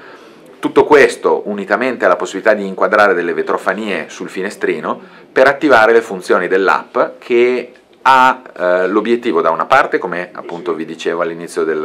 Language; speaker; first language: Italian; native; Italian